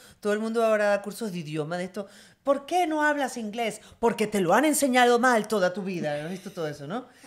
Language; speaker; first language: Spanish; native; Spanish